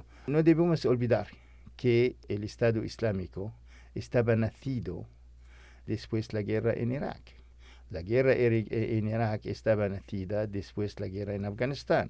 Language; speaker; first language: Spanish; non-native, fluent; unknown